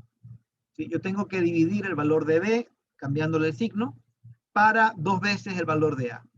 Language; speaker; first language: Spanish; native; Spanish